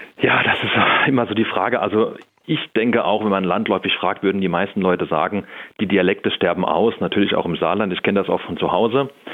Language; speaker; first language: German; native; German